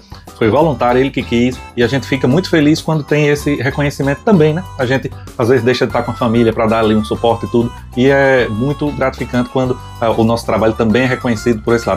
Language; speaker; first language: Portuguese; native; Portuguese